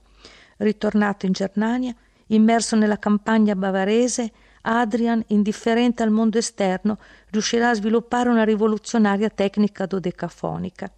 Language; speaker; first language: Italian; native; Italian